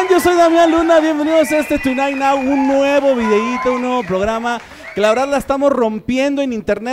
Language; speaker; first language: Spanish; native; Spanish